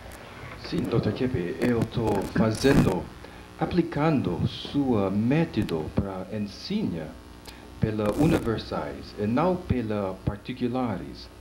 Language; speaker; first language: Portuguese; non-native, fluent; English